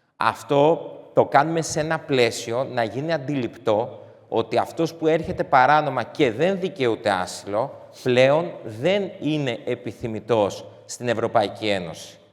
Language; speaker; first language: Greek; native; Greek